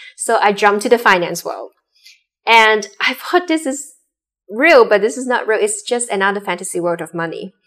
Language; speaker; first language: English; non-native, local second language; Cantonese